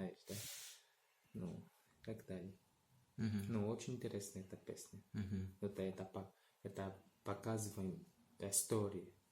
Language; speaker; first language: Russian; non-native, learner; Portuguese